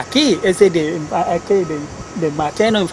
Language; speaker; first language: Spanish; non-native, learner; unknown